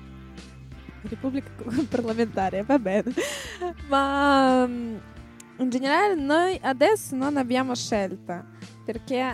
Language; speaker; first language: Italian; non-native, learner; Russian